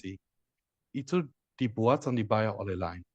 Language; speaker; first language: Indonesian; non-native, fluent; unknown